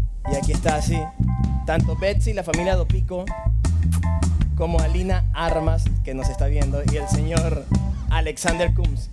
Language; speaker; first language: Spanish; native; Spanish